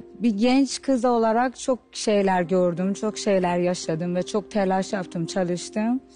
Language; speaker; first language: Turkish; non-native, fluent; Persian